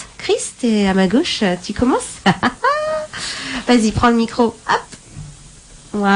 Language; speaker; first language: French; native; French